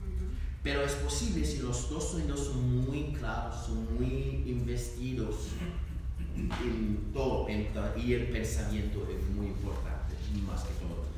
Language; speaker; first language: Spanish; non-native, learner; French